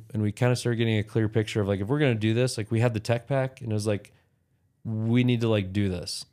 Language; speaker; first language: English; native; English